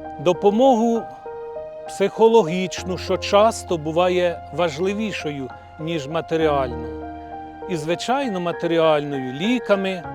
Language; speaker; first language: Ukrainian; native; Ukrainian